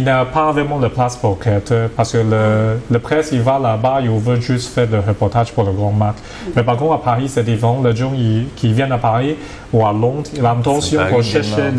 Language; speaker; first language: French; non-native, learner; Cantonese